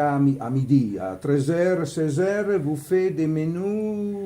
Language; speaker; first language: French; non-native, learner; Italian